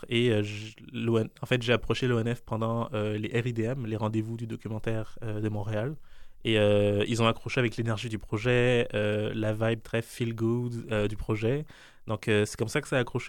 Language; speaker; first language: French; native; French